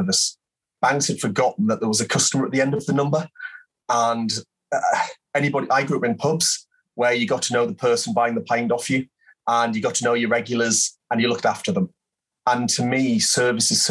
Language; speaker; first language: English; native; English